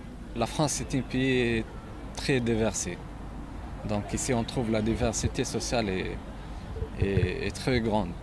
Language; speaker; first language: French; non-native, local second language; Arabic